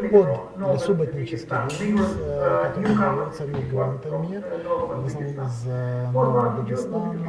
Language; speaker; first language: Russian; non-native, local second language; Azerbaijani